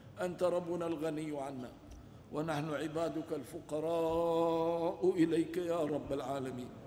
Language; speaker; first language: Arabic; non-native, local second language; Kurdish